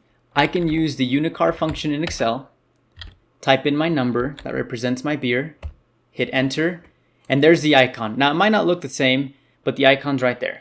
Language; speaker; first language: English; native; English